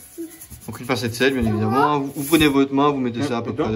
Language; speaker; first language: French; native; French